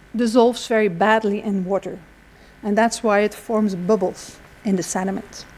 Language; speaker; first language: English; non-native, fluent; Dutch